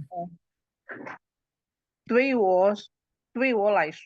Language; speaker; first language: Chinese; non-native, learner; Indonesian